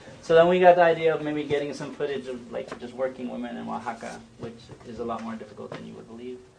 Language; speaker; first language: English; non-native, fluent; Spanish